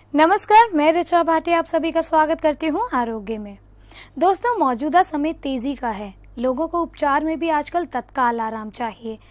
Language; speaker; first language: Hindi; native; Hindi